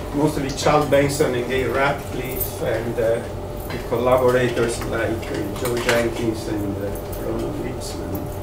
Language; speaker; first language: English; non-native, fluent; Italian